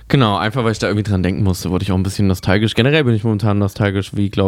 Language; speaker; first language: German; native; German